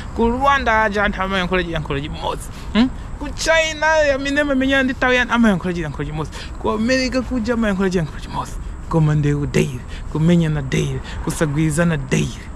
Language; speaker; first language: Nyanja; non-native, local second language; Tumbuka